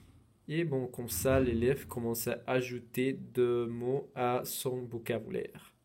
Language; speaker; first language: French; non-native, fluent; Spanish